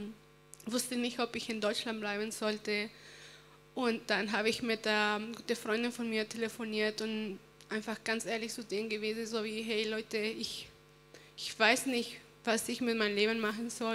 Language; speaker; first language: German; non-native, fluent; Spanish